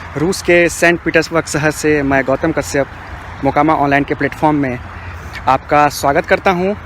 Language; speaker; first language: Hindi; native; Hindi